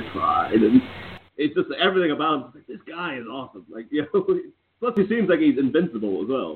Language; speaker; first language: English; native; English